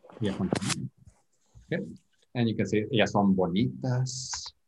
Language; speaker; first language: Spanish; native; Spanish